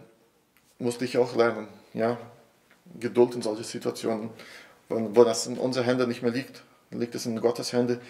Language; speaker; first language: German; non-native, fluent; Portuguese